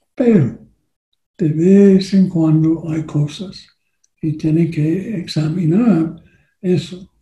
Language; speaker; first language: Spanish; non-native, learner; English